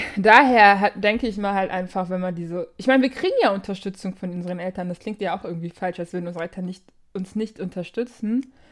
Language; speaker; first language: German; early bilingual, other home language; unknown